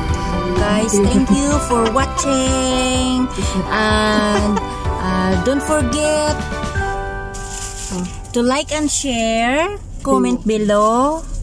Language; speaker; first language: English; non-native, learner; Filipino